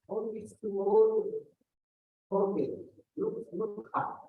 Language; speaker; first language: English; non-native, learner; Indonesian